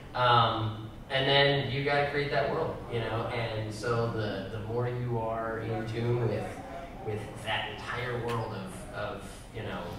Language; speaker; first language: English; native; English